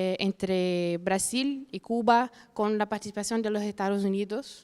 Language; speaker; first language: Spanish; non-native, fluent; Portuguese